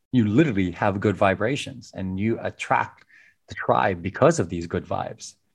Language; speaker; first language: English; non-native, local second language; Filipino